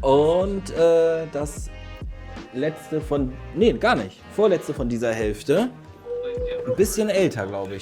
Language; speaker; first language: German; native; German